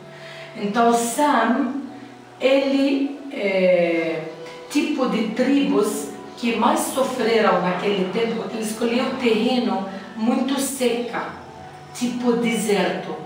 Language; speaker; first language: Portuguese; non-native, learner; Arabic